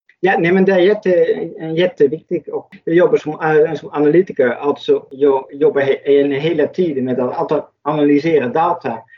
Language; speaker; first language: Swedish; non-native, fluent; Dutch